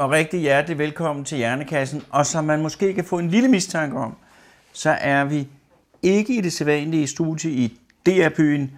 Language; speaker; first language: Danish; native; Danish